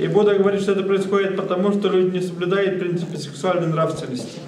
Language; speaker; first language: Russian; native; Russian